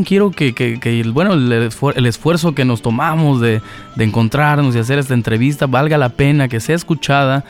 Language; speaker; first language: Spanish; native; Spanish